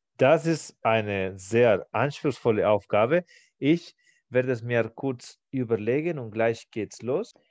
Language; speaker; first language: German; non-native, fluent; Spanish